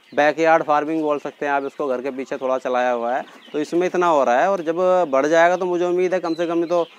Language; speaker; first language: Hindi; native; Hindi